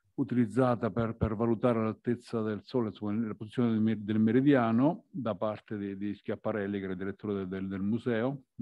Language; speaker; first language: Italian; native; Italian